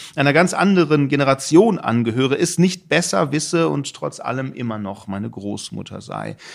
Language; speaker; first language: German; native; German